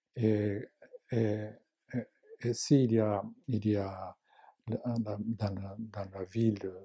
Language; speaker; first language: French; non-native, learner; Japanese